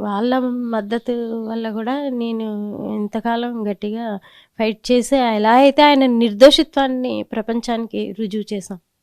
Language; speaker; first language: Telugu; native; Telugu